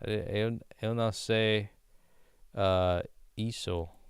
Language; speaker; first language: Portuguese; non-native, learner; English